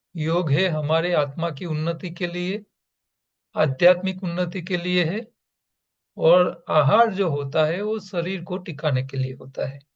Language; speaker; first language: Hindi; non-native, local second language; Gujarati